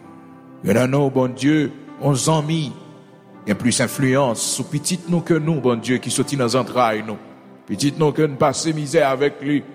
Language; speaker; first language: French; non-native, local second language; Haitian Creole